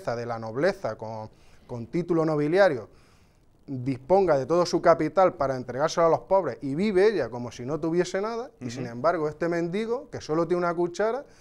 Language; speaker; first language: Spanish; native; Spanish